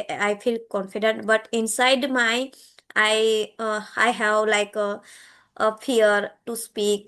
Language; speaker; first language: English; non-native, learner; Gujarati